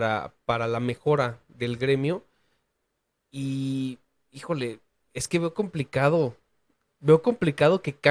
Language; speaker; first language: Spanish; native; Spanish